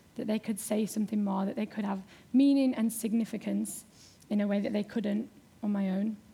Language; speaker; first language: English; native; English